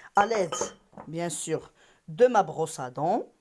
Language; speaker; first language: French; non-native, local second language; Arabic